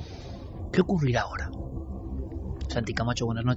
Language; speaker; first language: Spanish; native; Spanish